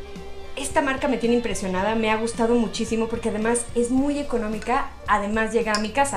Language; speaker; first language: Spanish; native; Spanish